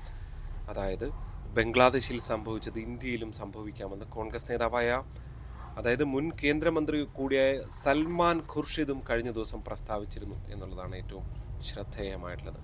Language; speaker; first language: Malayalam; native; Malayalam